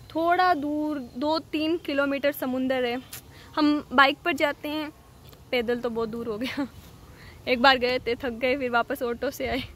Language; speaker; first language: Hindi; native; Hindi